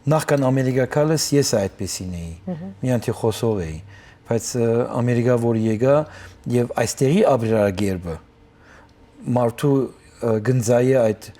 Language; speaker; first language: Armenian; early bilingual, heritage; Armenian